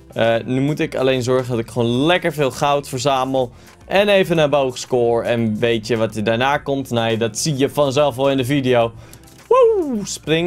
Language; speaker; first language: Dutch; native; Dutch